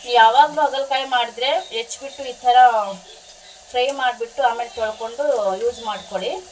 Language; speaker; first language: Kannada; non-native, local second language; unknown